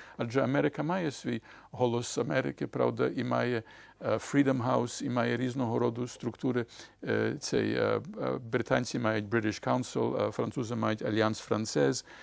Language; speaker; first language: Ukrainian; early bilingual, heritage; Ukrainian